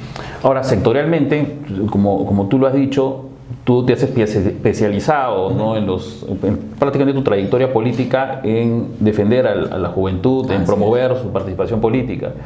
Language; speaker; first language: Spanish; native; Spanish